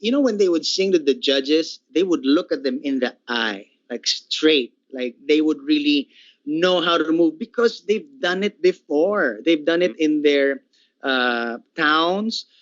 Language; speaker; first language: English; non-native, local second language; Filipino